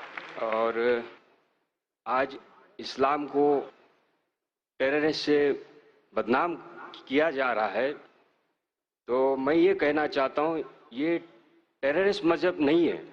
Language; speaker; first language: Hindi; non-native, local second language; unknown